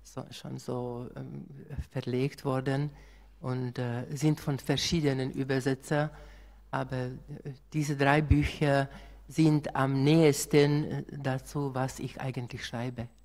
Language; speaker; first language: German; non-native, fluent; Slovak